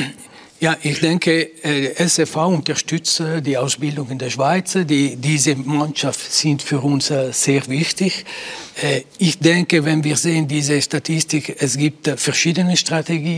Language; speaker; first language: German; non-native, local second language; Italian